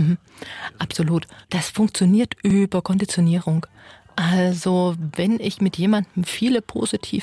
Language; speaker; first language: German; native; German